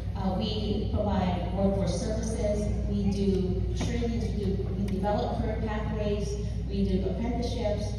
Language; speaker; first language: English; native; English